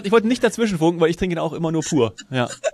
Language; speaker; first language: German; native; German